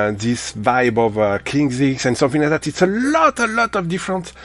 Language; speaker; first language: English; non-native, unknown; French